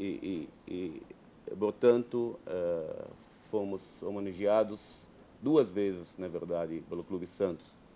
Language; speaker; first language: Portuguese; non-native, fluent; Arabic